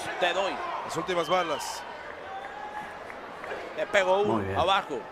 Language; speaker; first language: Spanish; native; Spanish